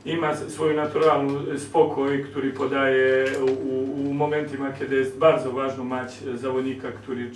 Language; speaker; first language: Polish; non-native, learner; Serbian